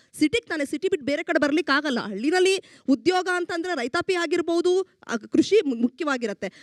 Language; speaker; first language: Kannada; native; Kannada